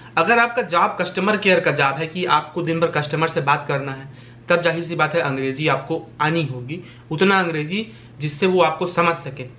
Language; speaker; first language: Hindi; native; Hindi